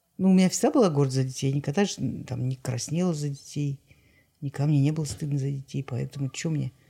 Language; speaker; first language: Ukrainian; non-native, local second language; Russian